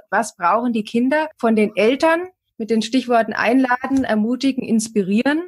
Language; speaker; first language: German; native; German